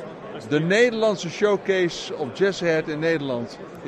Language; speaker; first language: Dutch; native; Dutch